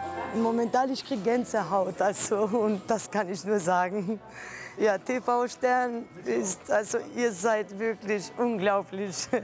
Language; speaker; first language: German; non-native, fluent; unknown